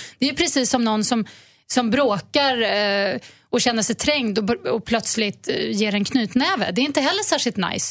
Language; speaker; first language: Swedish; native; Swedish